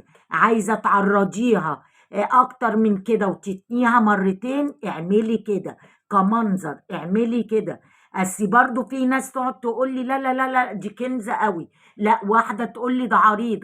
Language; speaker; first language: Arabic; native; Arabic